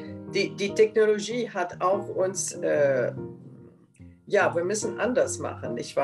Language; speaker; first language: German; non-native, fluent; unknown